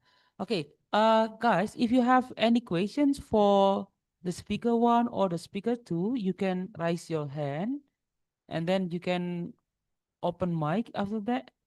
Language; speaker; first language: English; non-native, local second language; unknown